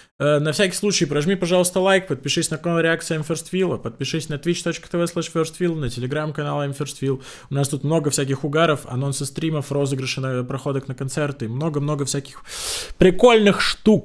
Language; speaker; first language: Russian; native; Russian